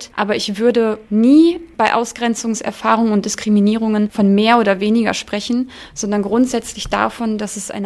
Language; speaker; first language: German; native; German